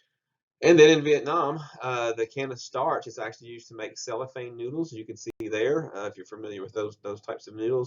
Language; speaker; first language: English; native; English